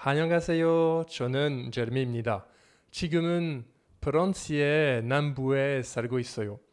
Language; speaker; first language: Korean; non-native, learner; French